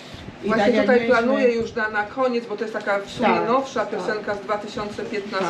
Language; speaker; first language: Polish; native; Polish